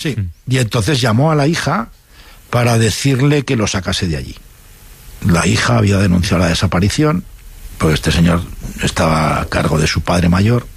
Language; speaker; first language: Spanish; native; Spanish